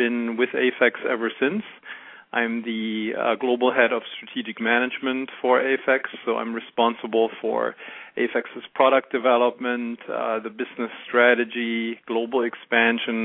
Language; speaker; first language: English; non-native, fluent; German